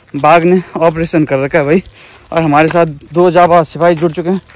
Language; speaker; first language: Hindi; native; Hindi